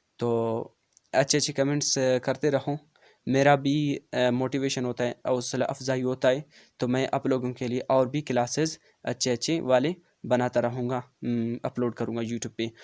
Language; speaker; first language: Urdu; non-native, local second language; Brahui